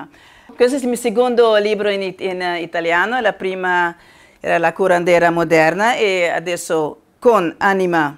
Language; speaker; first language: Italian; non-native, learner; Spanish